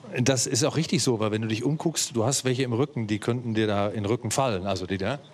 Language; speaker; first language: German; native; German